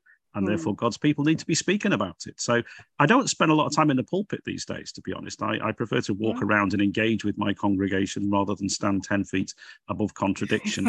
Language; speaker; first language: English; native; English